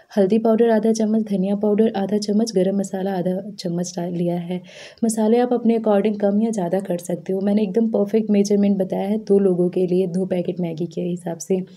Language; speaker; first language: Hindi; native; Hindi